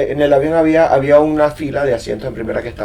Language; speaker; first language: Spanish; native; Spanish